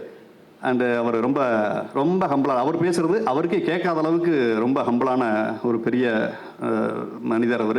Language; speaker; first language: Tamil; native; Tamil